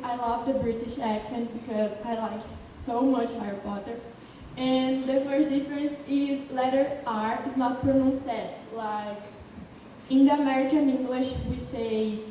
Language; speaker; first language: English; non-native, learner; Portuguese